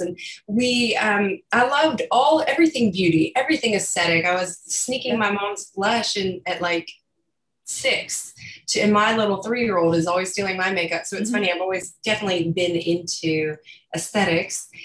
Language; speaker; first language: English; native; English